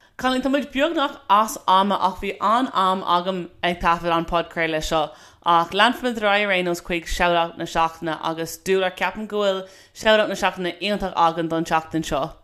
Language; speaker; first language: Irish; non-native, local second language; English